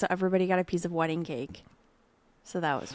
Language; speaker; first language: English; native; English